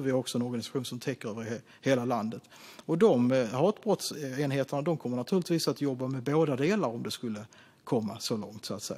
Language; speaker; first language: Swedish; native; Swedish